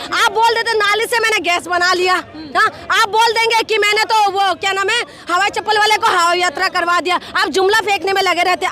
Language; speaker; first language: Hindi; non-native, local second language; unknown